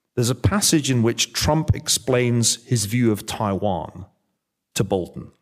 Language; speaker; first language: English; native; English